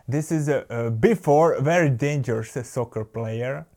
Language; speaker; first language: English; non-native, learner; Slovak